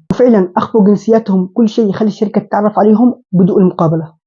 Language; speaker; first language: Arabic; native; Arabic